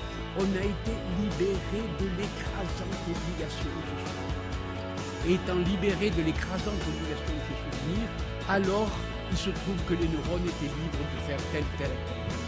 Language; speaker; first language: French; native; French